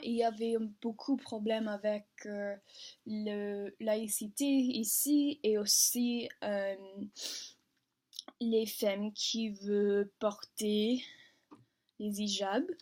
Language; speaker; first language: French; non-native, learner; English